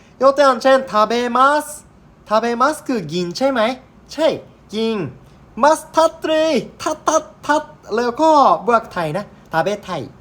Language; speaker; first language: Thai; non-native, learner; Japanese